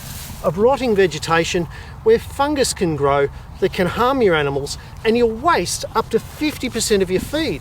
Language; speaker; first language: English; native; English